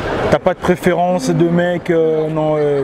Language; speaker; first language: French; native; French